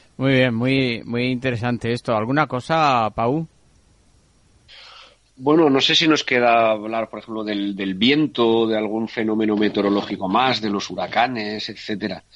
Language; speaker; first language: Spanish; native; Spanish